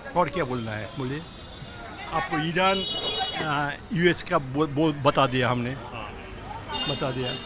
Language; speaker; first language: Hindi; non-native, local second language; Bangla